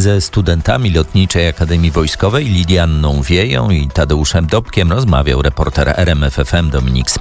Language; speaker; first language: Polish; native; Polish